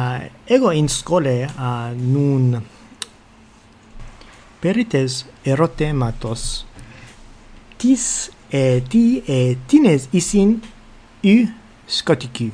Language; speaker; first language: Greek; non-native, fluent; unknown